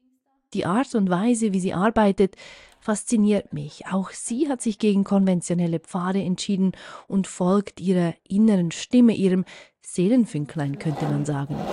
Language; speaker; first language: German; native; German